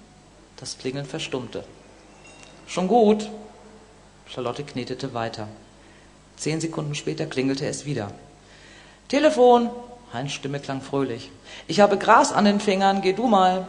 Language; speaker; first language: German; native; German